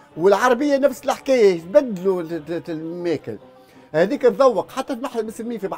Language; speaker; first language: Arabic; native; Arabic